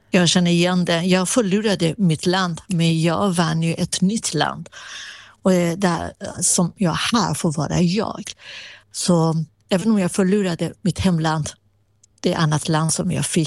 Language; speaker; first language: Swedish; non-native, fluent; Persian